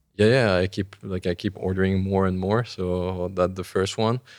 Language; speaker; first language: English; non-native, fluent; French